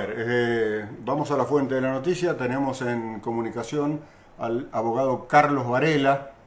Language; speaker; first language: Spanish; native; Spanish